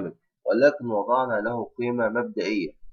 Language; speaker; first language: Arabic; native; Arabic